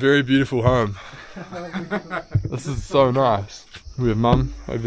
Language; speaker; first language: English; native; English